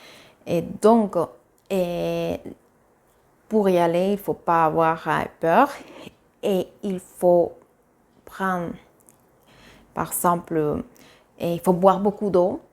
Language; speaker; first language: French; non-native, fluent; Spanish